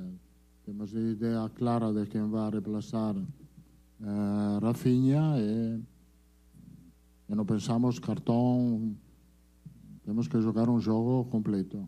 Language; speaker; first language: Portuguese; non-native, fluent; Italian